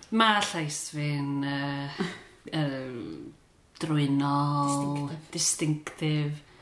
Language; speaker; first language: Welsh; native; Welsh